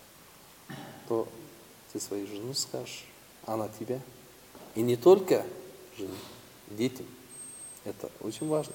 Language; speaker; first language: Russian; non-native, local second language; Tatar